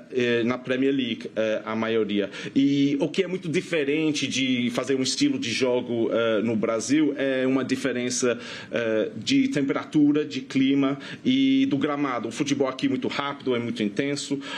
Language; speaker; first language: Portuguese; non-native, fluent; English